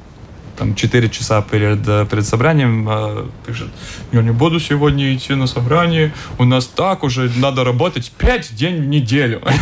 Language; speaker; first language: Russian; non-native, local second language; Latvian